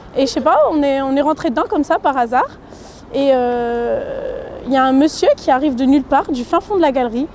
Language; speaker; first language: French; early bilingual, other home language; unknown